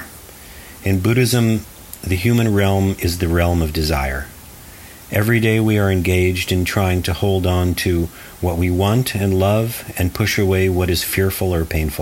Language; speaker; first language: English; native; English